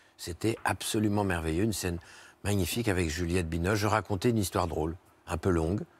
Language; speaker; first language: French; native; French